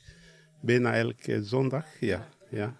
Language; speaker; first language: Dutch; non-native, learner; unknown